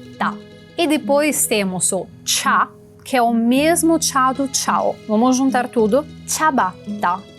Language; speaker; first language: Portuguese; non-native, fluent; Italian